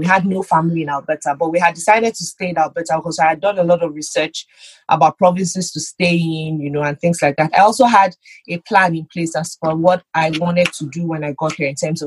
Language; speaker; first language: English; non-native, local second language; Yoruba